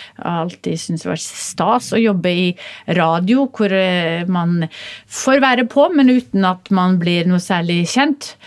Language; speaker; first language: Norwegian; early bilingual, other home language; Polish